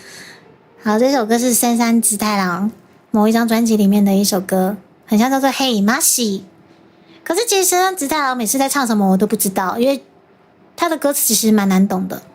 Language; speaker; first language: Chinese; native; Chinese